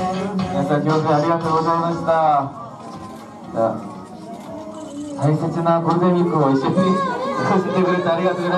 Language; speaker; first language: Japanese; non-native, learner; Korean